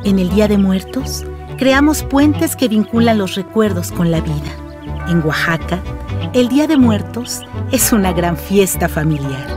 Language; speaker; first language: Spanish; native; Spanish